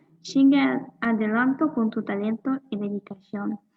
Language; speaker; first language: Spanish; non-native, fluent; Russian